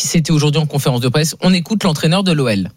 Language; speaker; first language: French; native; French